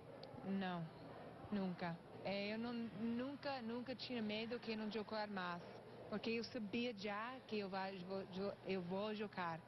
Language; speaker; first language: Portuguese; non-native, learner; English